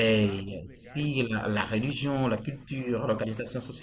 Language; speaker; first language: French; non-native, fluent; Portuguese